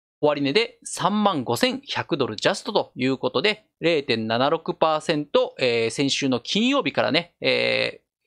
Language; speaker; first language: Japanese; native; Japanese